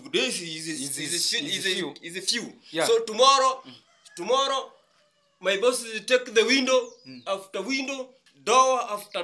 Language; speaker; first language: English; non-native, learner; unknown